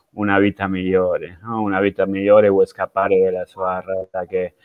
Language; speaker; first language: Italian; non-native, fluent; Spanish